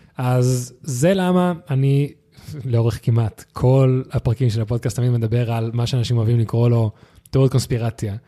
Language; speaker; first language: Hebrew; early bilingual, other home language; Spanish